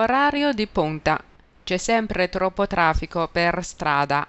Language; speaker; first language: Italian; non-native, fluent; Chinese